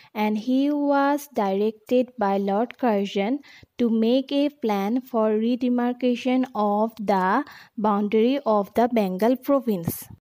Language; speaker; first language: English; non-native, local second language; Assamese